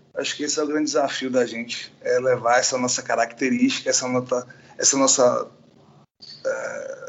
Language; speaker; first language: Portuguese; native; Portuguese